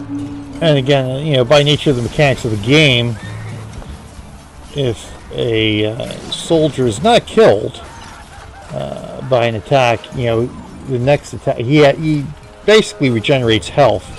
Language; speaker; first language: English; native; English